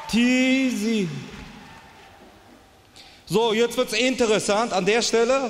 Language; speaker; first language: German; native; German